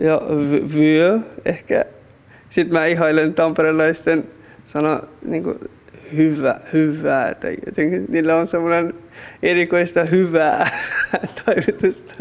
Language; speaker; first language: Finnish; non-native, fluent; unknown